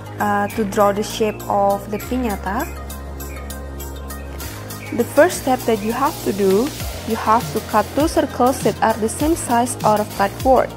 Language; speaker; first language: English; non-native, fluent; Indonesian